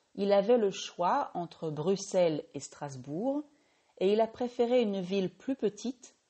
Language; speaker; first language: French; native; French